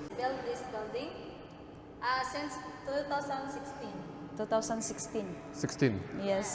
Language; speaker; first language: English; non-native, local second language; Cebuano